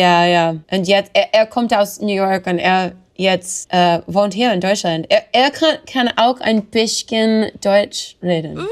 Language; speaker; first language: German; non-native, learner; English